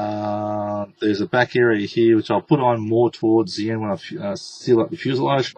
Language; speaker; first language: English; native; English